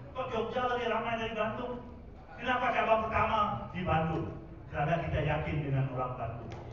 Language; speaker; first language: Indonesian; non-native, fluent; Tamil